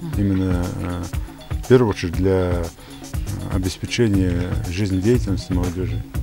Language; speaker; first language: Russian; non-native, local second language; Ingush